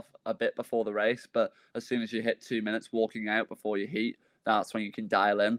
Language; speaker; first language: English; native; English